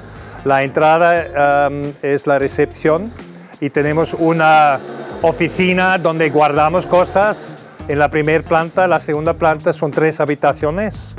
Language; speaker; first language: Spanish; non-native, fluent; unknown